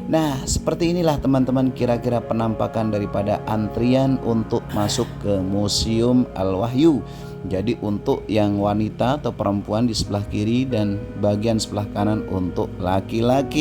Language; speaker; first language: Indonesian; native; Indonesian